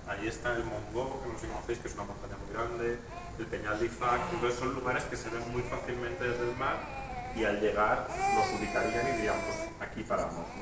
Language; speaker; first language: Spanish; native; Spanish